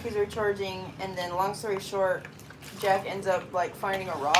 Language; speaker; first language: English; native; English